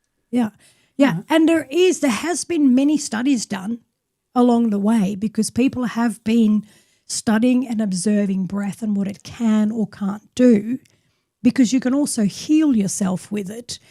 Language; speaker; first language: English; native; English